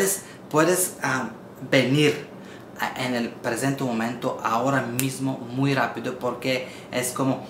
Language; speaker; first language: Spanish; non-native, learner; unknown